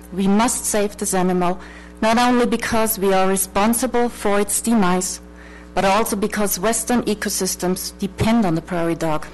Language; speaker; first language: English; non-native, fluent; German